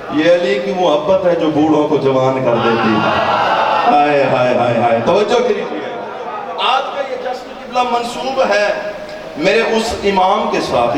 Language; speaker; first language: Urdu; non-native, local second language; Saraiki